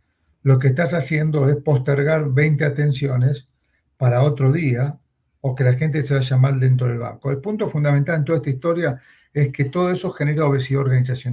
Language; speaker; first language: Spanish; native; Spanish